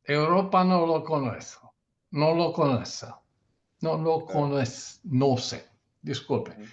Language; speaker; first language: Spanish; non-native, learner; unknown